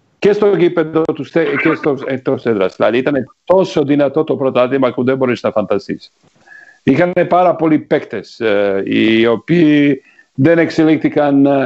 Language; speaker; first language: Greek; non-native, fluent; Serbian